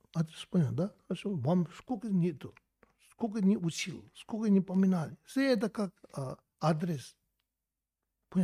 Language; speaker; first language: Russian; non-native, learner; Tibetan